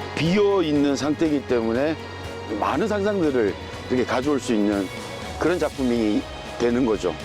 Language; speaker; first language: Korean; native; Korean